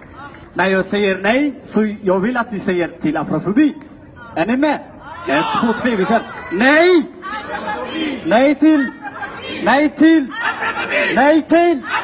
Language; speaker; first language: Swedish; non-native, fluent; Somali